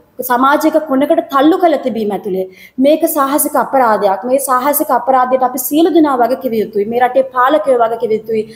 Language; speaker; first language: Sinhala; native; Sinhala